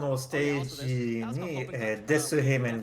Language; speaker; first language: Japanese; non-native, learner; English